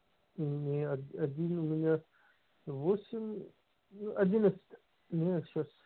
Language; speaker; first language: Russian; non-native, learner; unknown